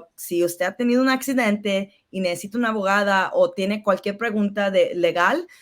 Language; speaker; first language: Spanish; early bilingual, heritage; Spanish